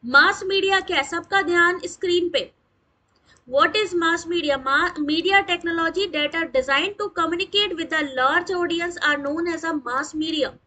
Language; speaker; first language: Hindi; native; Hindi